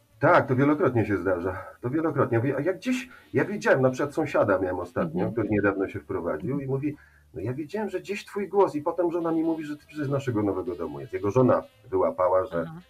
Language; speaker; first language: Polish; native; Polish